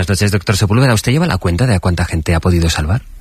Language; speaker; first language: Spanish; native; Spanish